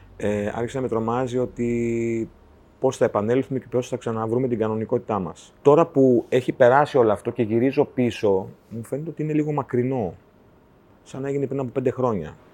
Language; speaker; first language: Greek; native; Greek